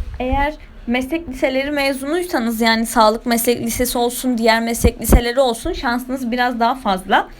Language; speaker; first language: Turkish; native; Turkish